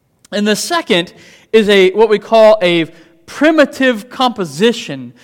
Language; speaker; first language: English; native; English